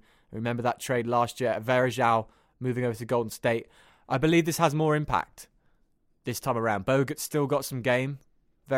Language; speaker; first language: English; native; English